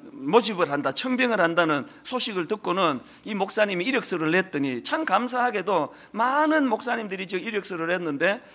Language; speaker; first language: Korean; native; Korean